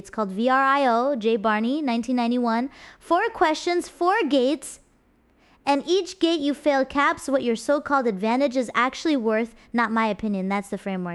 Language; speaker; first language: English; native; English